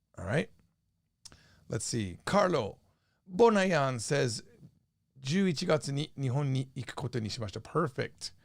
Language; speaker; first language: Japanese; non-native, fluent; English